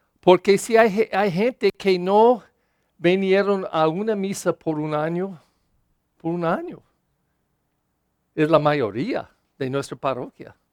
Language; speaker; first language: Spanish; non-native, learner; English